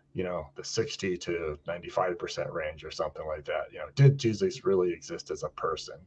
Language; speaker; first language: English; native; English